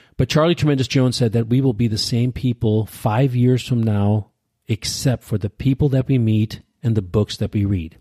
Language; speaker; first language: English; early bilingual, other home language; Urdu